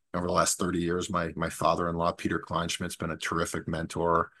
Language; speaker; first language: English; native; English